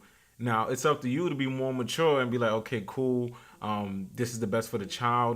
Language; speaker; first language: English; native; English